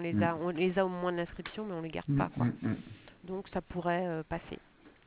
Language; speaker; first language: French; native; French